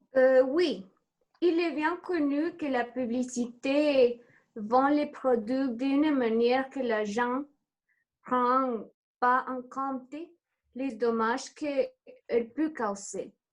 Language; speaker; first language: French; non-native, learner; Spanish